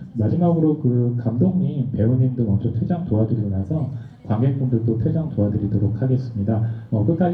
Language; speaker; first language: Korean; native; Korean